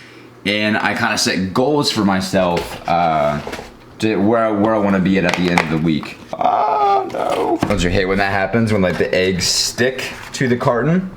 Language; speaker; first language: English; native; English